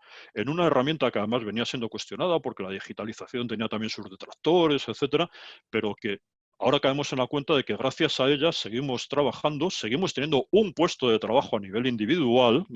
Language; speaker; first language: Spanish; native; Spanish